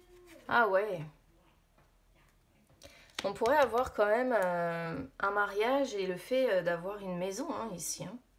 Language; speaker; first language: French; native; French